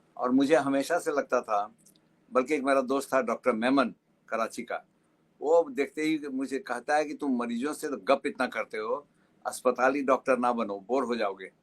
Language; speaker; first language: Hindi; native; Hindi